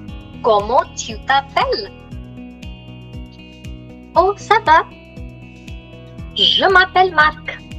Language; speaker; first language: French; non-native, fluent; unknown